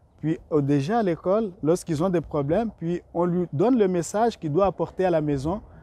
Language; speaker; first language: French; non-native, local second language; Rundi